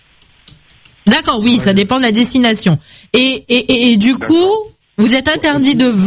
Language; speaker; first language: French; native; French